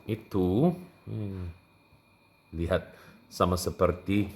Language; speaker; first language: Indonesian; non-native, learner; English